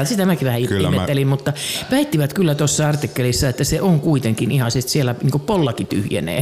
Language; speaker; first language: Finnish; native; Finnish